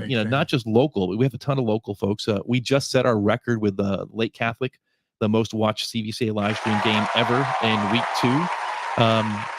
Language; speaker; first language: English; native; English